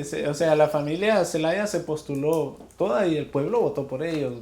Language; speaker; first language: Spanish; native; Spanish